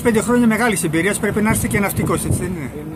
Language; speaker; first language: Greek; native; Greek